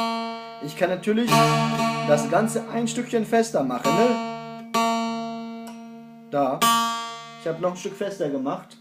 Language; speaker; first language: German; non-native, fluent; Kurdish